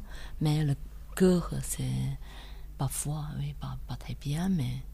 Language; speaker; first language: French; non-native, learner; Chinese